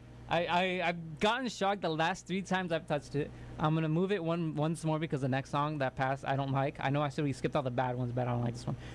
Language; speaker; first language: English; early bilingual, other home language; Spanish